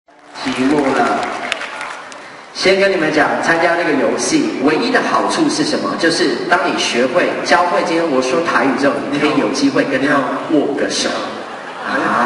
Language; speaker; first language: Chinese; native; Chinese